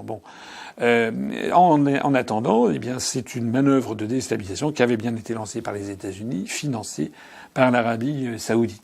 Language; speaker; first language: French; native; French